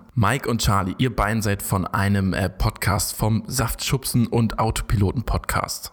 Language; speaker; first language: German; native; German